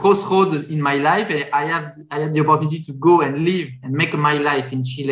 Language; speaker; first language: English; non-native, fluent; French